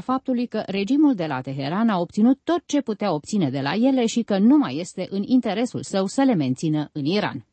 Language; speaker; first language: Romanian; native; Romanian